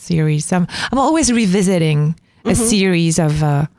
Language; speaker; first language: English; non-native, fluent; French